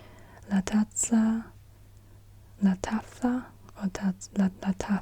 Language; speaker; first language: Spanish; non-native, learner; German